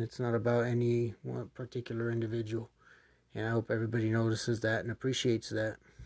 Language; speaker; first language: English; native; English